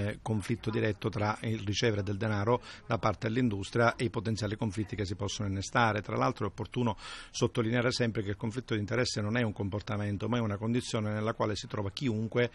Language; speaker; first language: Italian; native; Italian